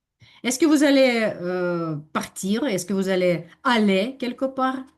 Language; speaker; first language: French; non-native, fluent; Ukrainian